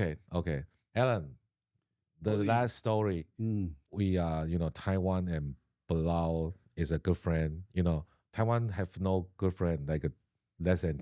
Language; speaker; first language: English; non-native, learner; Chinese